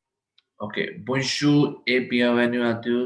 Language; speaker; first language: French; non-native, learner; Hindi